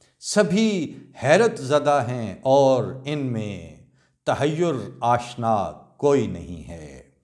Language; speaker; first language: Urdu; non-native, local second language; Punjabi